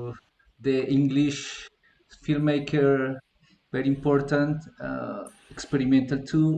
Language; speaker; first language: English; non-native, learner; Spanish